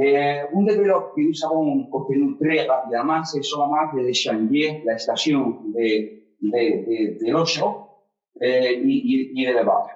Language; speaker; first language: French; non-native, fluent; Spanish